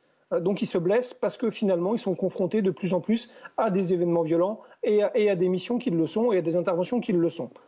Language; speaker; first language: French; native; French